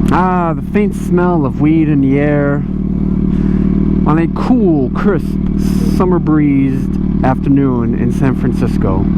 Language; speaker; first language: English; native; English